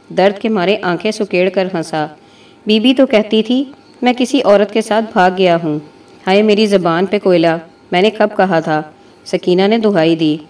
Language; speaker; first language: Urdu; native; Urdu